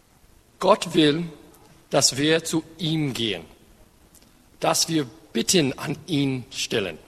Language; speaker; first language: German; non-native, fluent; English